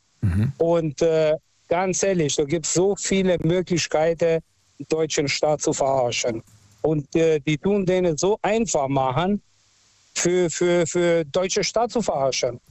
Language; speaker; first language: German; non-native, fluent; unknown